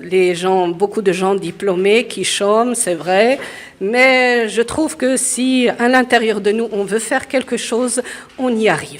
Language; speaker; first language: French; early bilingual, other home language; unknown